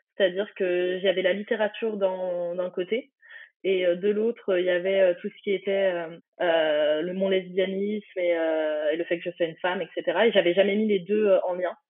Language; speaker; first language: French; early bilingual, other home language; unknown